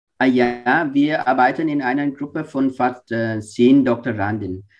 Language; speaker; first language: German; non-native, learner; Vietnamese